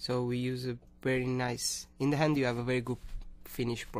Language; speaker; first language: English; non-native, learner; Italian